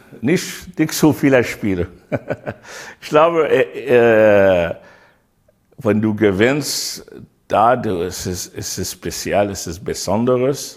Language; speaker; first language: German; non-native, learner; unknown